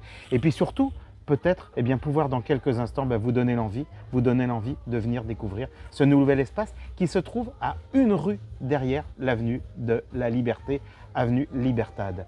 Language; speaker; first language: French; native; French